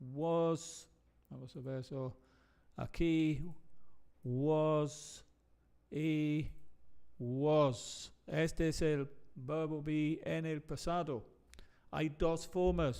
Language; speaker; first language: Spanish; non-native, fluent; English